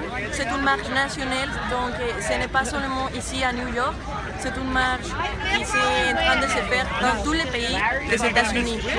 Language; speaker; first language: French; non-native, learner; Spanish